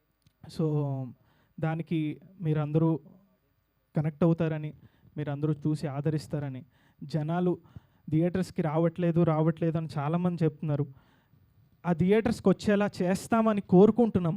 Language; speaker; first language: Telugu; native; Telugu